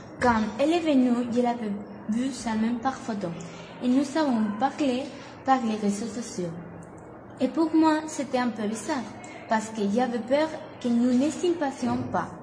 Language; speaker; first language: French; non-native, learner; Catalan